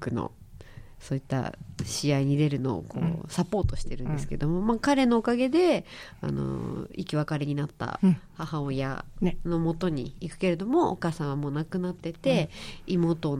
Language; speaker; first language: Japanese; native; Japanese